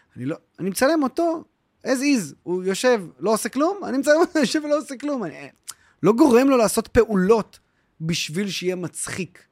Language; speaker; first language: Hebrew; native; Hebrew